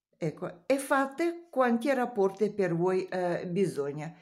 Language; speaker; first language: Italian; non-native, learner; Russian